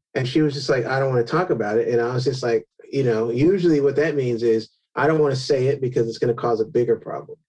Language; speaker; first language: English; native; English